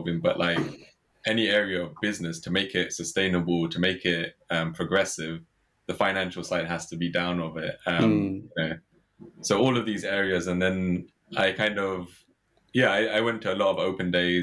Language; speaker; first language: English; native; English